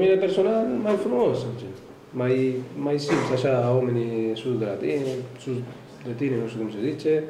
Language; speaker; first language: Romanian; non-native, learner; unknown